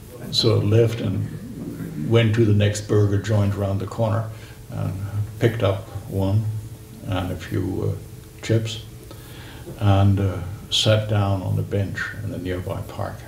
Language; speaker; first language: English; non-native, fluent; German